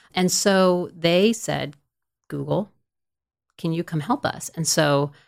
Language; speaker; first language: English; native; English